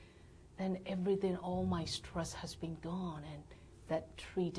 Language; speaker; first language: English; non-native, learner; Burmese